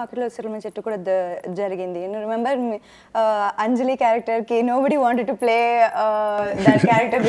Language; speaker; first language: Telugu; non-native, local second language; Tamil